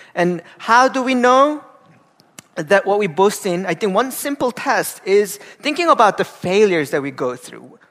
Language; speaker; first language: English; non-native, fluent; Korean